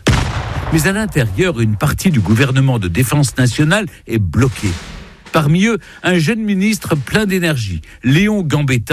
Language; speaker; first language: French; native; French